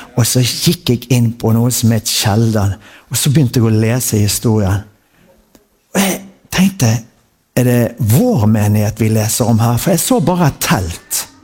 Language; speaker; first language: Norwegian; native; Norwegian